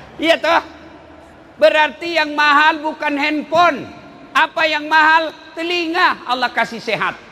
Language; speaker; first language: Indonesian; non-native, local second language; Buginese